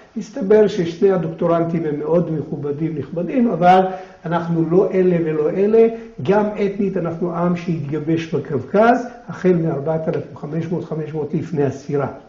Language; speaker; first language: Hebrew; non-native, local second language; Adyghe